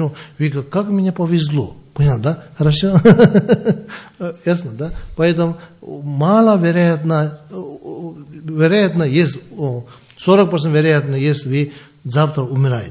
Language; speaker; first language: Russian; non-native, learner; Tibetan